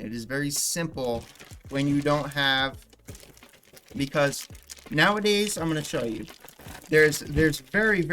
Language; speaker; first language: English; native; English